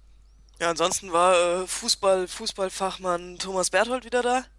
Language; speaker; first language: German; native; German